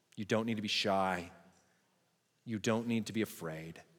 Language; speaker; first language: English; native; English